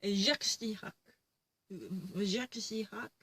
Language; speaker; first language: French; non-native, learner; Korean